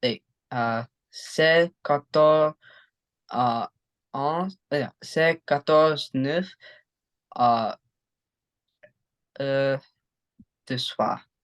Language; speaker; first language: French; non-native, learner; English